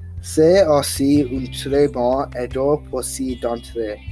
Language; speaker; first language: French; non-native, learner; English